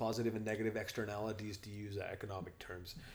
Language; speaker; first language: English; non-native, local second language; Hindi